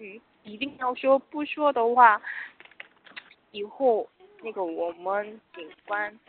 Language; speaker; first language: Chinese; non-native, learner; Korean